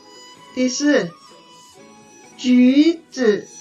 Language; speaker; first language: Chinese; non-native, fluent; Indonesian